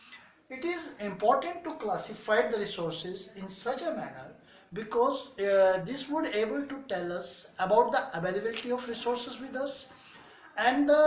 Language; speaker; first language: English; non-native, local second language; Hindi